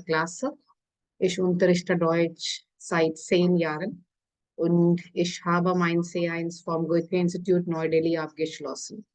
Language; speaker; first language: German; non-native, fluent; Hindi